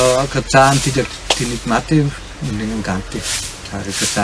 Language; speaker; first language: Indonesian; non-native, fluent; German